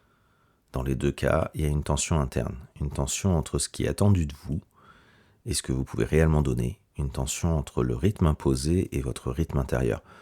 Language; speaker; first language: French; native; French